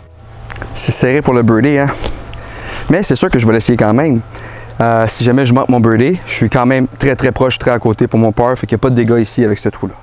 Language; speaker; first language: French; native; French